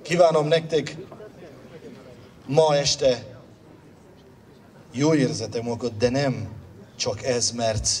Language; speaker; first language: Hungarian; non-native, learner; German